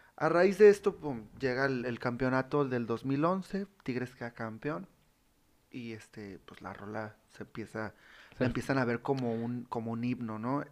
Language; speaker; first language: Spanish; native; Spanish